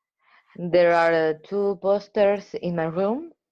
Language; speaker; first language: English; non-native, learner; Spanish